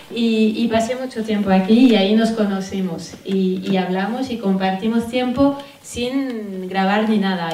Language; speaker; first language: Spanish; non-native, fluent; French